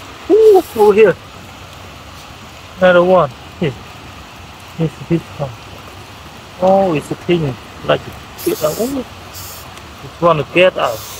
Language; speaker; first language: English; non-native, learner; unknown